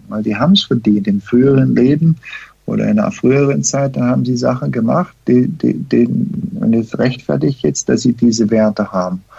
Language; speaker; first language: German; early bilingual, heritage; German